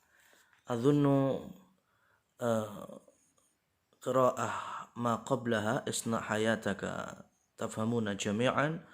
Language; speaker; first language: Arabic; non-native, fluent; Indonesian